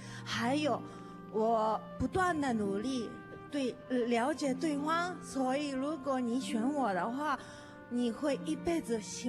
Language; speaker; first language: Chinese; non-native, fluent; Japanese